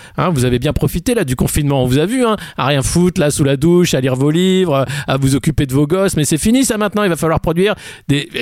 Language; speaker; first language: French; native; French